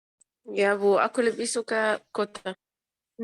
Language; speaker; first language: Indonesian; non-native, learner; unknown